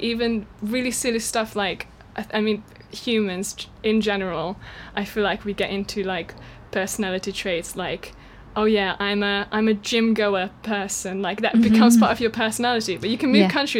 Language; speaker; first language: English; non-native, fluent; Hungarian